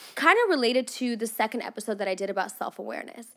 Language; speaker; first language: English; non-native, fluent; Russian